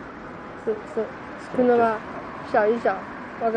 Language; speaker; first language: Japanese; non-native, learner; Chinese